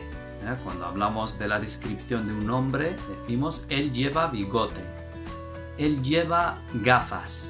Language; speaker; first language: Spanish; non-native, fluent; Arabic